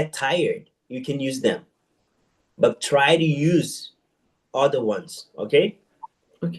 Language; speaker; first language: English; non-native, fluent; Portuguese